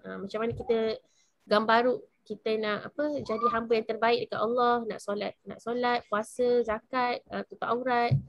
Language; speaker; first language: Malay; native; Malay